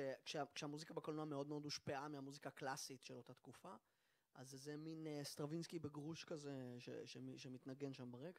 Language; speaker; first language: Hebrew; native; Hebrew